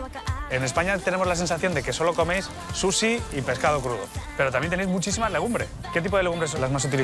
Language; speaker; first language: Spanish; native; Spanish